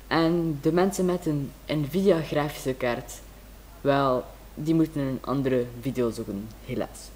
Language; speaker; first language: Dutch; native; Dutch